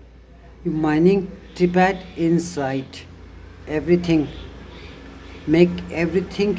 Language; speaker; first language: English; non-native, learner; Tibetan